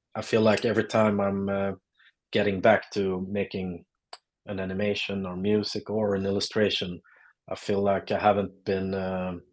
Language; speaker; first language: English; non-native, fluent; Swedish